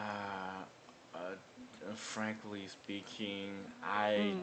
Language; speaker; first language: English; non-native, learner; Korean